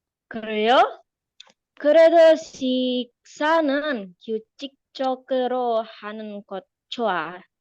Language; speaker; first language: Korean; non-native, learner; Indonesian